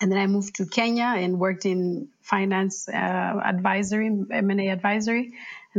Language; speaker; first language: English; non-native, local second language; Shona